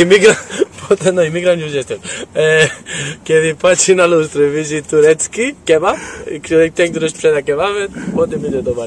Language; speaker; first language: Polish; non-native, learner; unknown